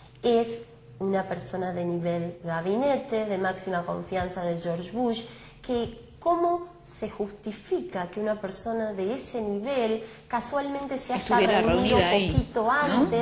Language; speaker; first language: Spanish; native; Spanish